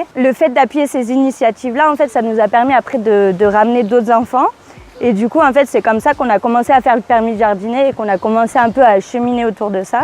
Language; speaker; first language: French; native; French